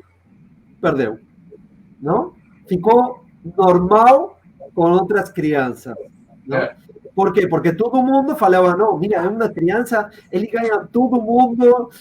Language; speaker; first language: Portuguese; non-native, fluent; Spanish